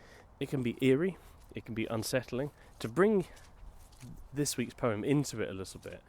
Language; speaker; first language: English; native; English